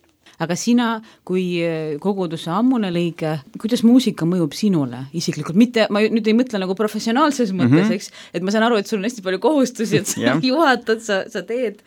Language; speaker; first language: Estonian; non-native, local second language; Russian